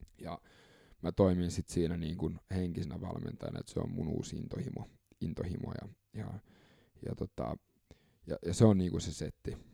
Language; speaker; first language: Finnish; early bilingual, other home language; English